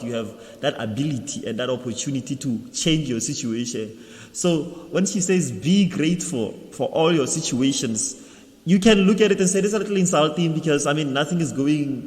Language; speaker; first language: English; non-native, local second language; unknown